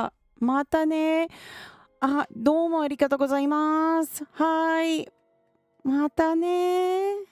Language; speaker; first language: Japanese; non-native, learner; English